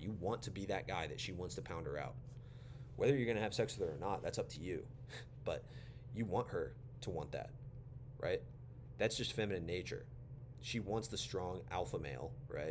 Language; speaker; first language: English; native; English